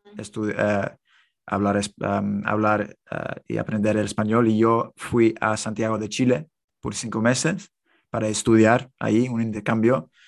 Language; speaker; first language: Spanish; non-native, fluent; English